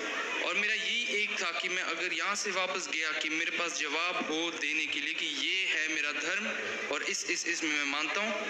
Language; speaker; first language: Hindi; early bilingual, heritage; Hindi